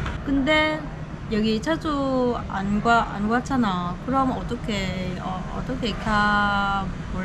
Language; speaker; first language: Korean; non-native, learner; Vietnamese